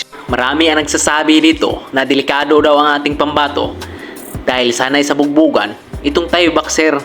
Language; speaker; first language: Filipino; native; Filipino